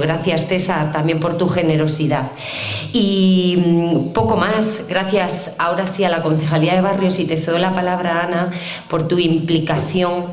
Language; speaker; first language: Spanish; native; Spanish